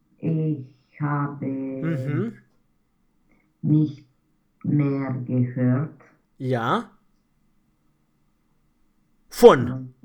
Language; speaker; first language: German; non-native, learner; Romanian